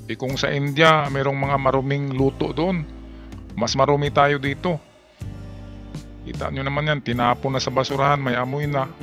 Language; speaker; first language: Filipino; non-native, local second language; Cebuano